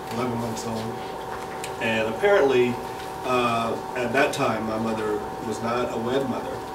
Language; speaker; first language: English; native; English